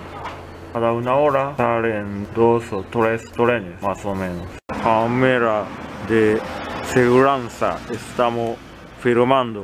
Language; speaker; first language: Spanish; non-native, fluent; Japanese